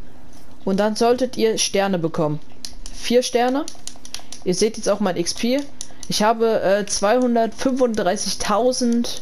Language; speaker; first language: German; native; German